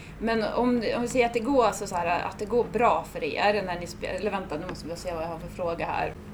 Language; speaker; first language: Swedish; native; Swedish